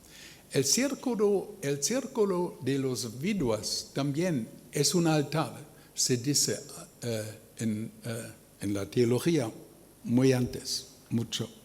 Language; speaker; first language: Spanish; non-native, learner; German